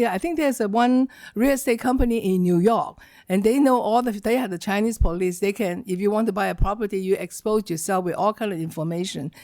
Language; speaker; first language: English; non-native, learner; Chinese